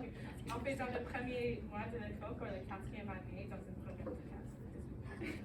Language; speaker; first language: French; non-native, local second language; English